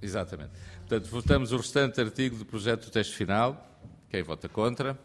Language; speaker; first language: Portuguese; native; Portuguese